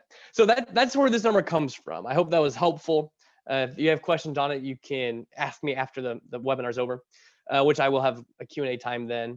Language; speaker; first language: English; native; English